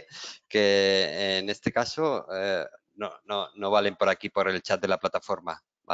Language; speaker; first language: Spanish; native; Spanish